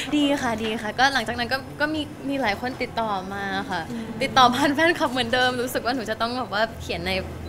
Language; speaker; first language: Thai; non-native, local second language; English